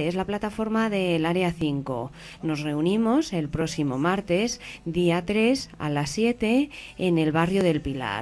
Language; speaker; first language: Spanish; native; Spanish